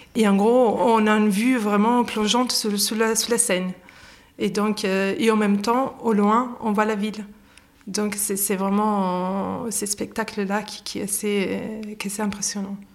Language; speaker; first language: French; non-native, fluent; Italian